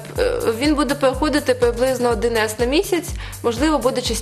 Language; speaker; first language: Ukrainian; native; Ukrainian